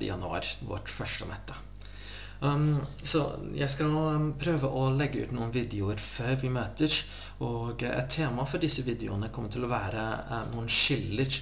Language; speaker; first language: Norwegian; non-native, fluent; English